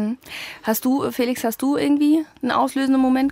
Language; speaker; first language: German; native; German